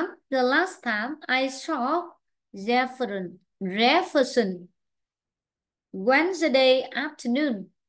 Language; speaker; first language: English; non-native, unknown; Vietnamese